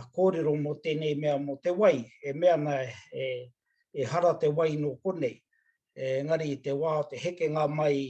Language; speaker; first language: Māori; native; Māori